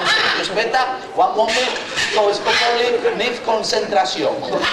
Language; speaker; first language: English; non-native, learner; Spanish